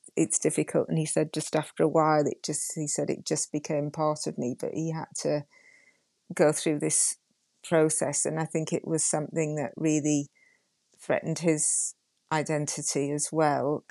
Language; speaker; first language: English; native; English